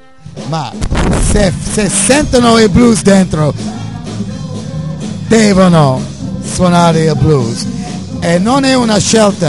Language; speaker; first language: Italian; non-native, fluent; English